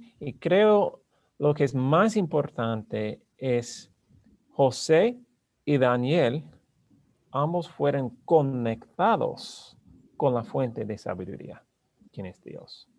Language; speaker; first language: Spanish; non-native, learner; English